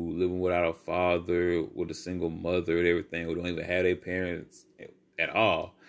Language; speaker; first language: English; native; English